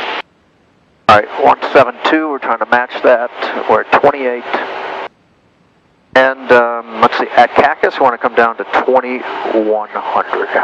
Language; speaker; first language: English; native; English